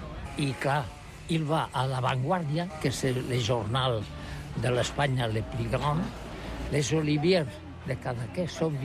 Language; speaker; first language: French; non-native, learner; Catalan